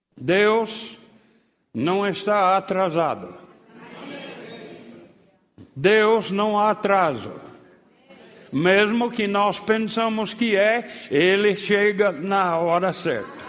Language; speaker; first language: Portuguese; non-native, fluent; English